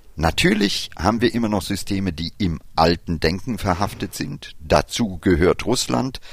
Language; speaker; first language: German; early bilingual, other home language; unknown